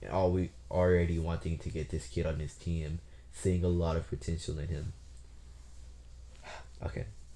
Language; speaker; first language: English; native; English